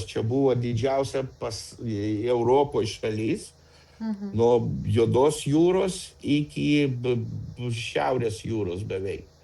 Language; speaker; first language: Lithuanian; non-native, local second language; Russian